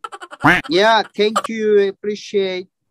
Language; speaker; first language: English; non-native, learner; Turkish